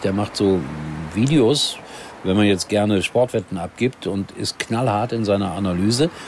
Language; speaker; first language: German; native; German